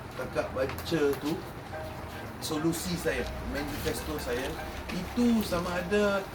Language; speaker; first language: Malay; non-native, local second language; Tamil